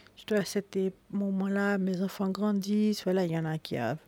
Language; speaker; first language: French; non-native, local second language; Haitian Creole